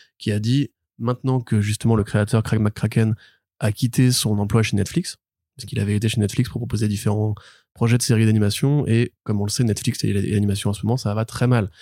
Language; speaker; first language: French; native; French